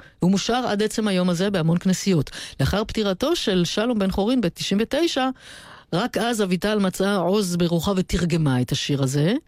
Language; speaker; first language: Hebrew; native; Hebrew